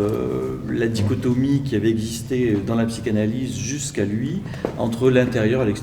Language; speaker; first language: French; native; French